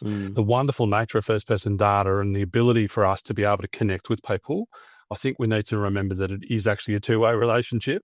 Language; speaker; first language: English; native; English